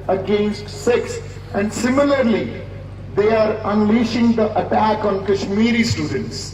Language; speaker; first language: English; non-native, local second language; Punjabi